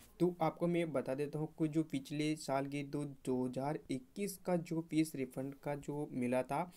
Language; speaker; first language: Hindi; native; Hindi